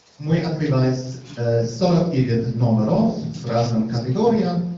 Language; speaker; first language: Russian; non-native, learner; German